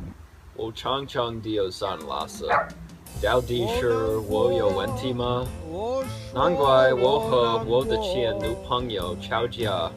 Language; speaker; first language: Chinese; non-native, learner; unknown